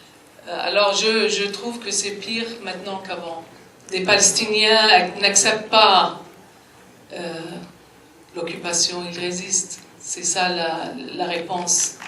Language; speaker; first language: French; non-native, fluent; Arabic